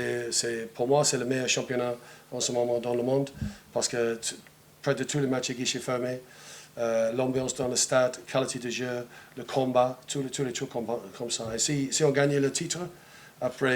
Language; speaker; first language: French; non-native, fluent; English